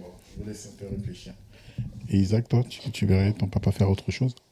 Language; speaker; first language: French; native; French